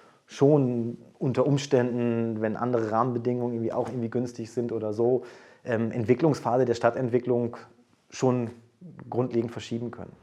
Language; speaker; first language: German; native; German